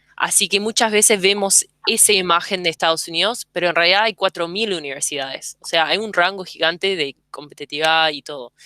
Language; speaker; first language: Spanish; early bilingual, heritage; English